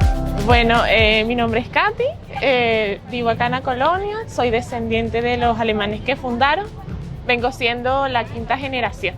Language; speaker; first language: Spanish; native; Spanish